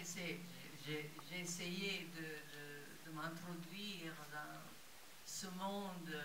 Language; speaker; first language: French; non-native, fluent; Italian